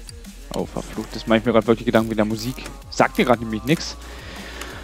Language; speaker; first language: German; native; German